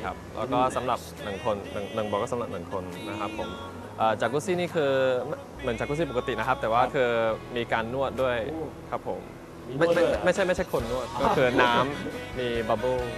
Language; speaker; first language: Thai; non-native, fluent; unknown